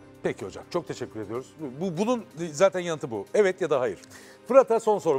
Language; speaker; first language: Turkish; native; Turkish